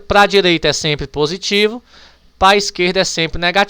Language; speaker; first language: Portuguese; native; Portuguese